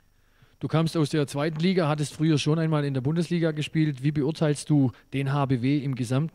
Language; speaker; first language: German; native; German